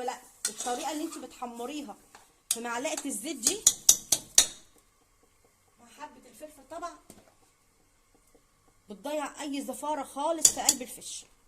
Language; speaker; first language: Arabic; native; Arabic